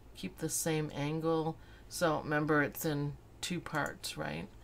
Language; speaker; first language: English; native; English